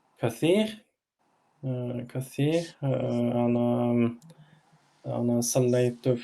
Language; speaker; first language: Arabic; non-native, learner; Norwegian